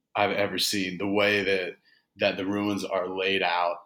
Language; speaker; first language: English; native; English